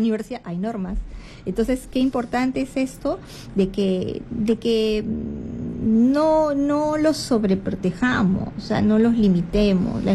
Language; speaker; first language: Spanish; native; Spanish